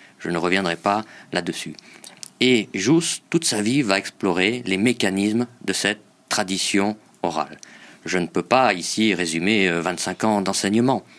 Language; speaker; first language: French; native; French